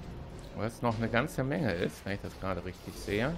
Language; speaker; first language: German; native; German